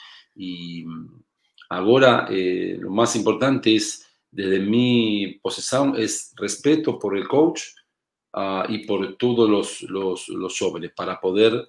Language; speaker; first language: Portuguese; non-native, learner; Spanish